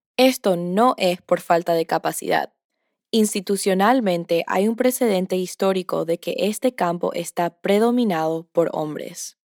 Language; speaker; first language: Spanish; early bilingual, heritage; Spanish